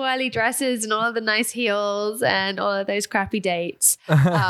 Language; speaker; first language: English; native; English